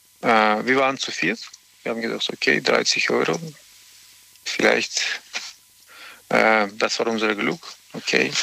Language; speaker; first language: German; non-native, learner; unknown